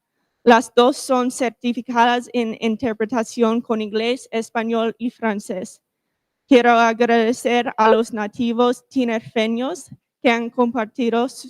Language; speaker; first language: Spanish; non-native, fluent; English